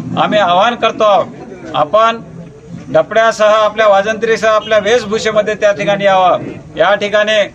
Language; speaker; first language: Marathi; non-native, local second language; Lambadi